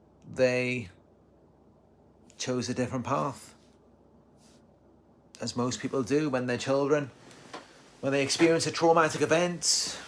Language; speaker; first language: English; native; English